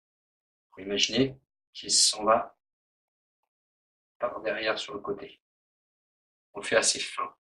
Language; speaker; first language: French; native; French